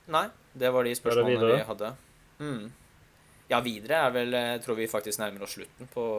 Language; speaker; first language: Norwegian; non-native, fluent; Hungarian